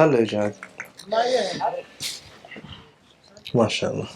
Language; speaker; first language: Arabic; non-native, learner; Urdu